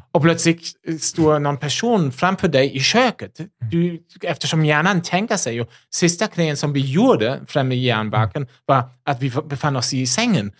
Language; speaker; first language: Swedish; non-native, fluent; German